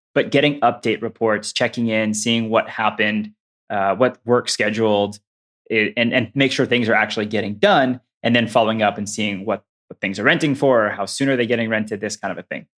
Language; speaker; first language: English; native; English